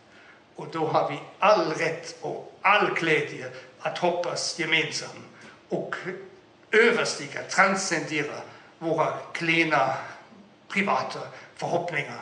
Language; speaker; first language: Swedish; non-native, fluent; German